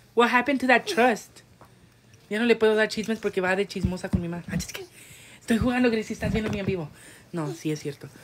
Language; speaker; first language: English; native; English